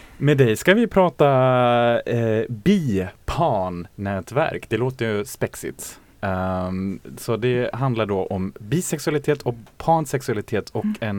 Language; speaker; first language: Swedish; native; Swedish